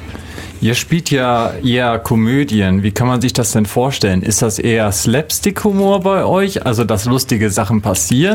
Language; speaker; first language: German; native; German